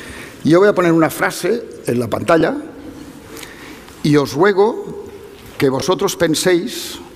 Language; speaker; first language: Spanish; native; Spanish